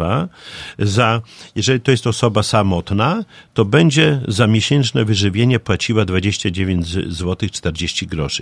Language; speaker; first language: Polish; native; Polish